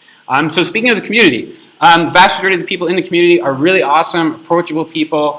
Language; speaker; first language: English; native; English